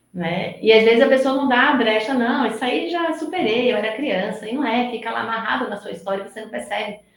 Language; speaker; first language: Portuguese; native; Portuguese